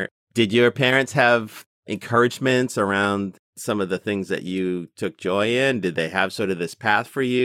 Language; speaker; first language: English; native; English